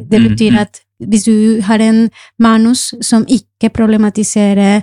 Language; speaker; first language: Norwegian; non-native, fluent; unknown